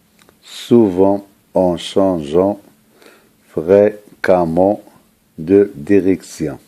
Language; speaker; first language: French; non-native, local second language; Arabic